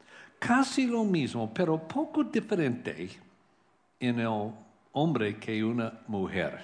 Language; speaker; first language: Spanish; non-native, learner; English